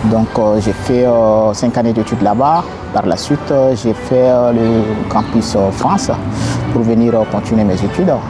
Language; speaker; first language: French; non-native, local second language; Bambara